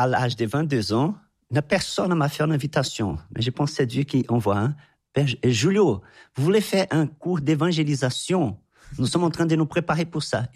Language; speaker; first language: French; non-native, fluent; Portuguese